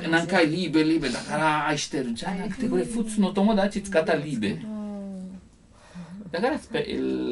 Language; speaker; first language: Japanese; non-native, learner; Italian